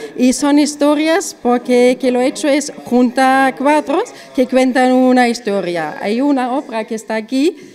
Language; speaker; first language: Spanish; non-native, fluent; German